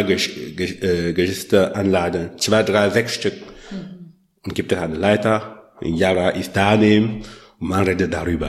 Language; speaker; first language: German; non-native, learner; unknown